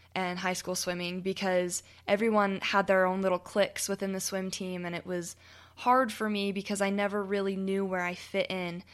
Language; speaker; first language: English; native; English